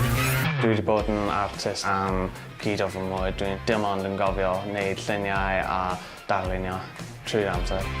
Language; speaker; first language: Welsh; non-native, local second language; English